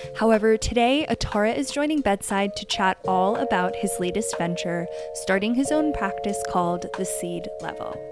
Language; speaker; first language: English; native; English